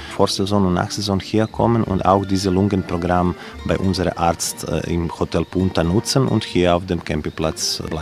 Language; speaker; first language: German; non-native, learner; Croatian